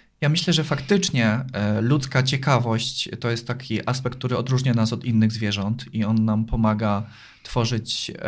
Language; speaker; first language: Polish; native; Polish